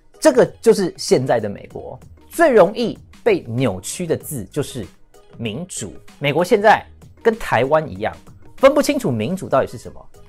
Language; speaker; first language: Chinese; early bilingual, heritage; English